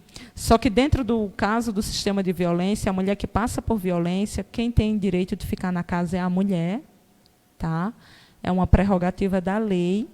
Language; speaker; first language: Portuguese; native; Portuguese